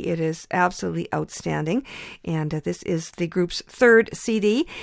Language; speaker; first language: English; early bilingual, other home language; Ukrainian